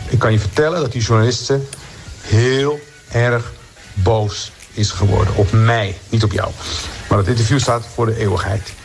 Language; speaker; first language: Dutch; early bilingual, other home language; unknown